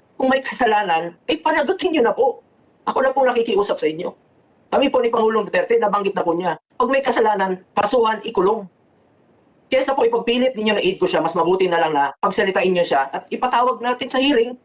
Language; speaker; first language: Filipino; non-native, local second language; Cebuano